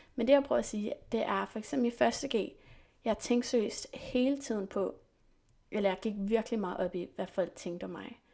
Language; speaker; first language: Danish; non-native, fluent; French